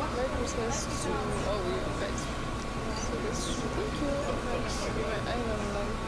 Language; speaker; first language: English; non-native, learner; Romanian